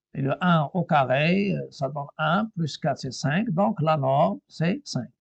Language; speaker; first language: French; non-native, local second language; Arabic